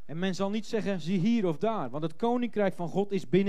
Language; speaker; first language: Dutch; native; Dutch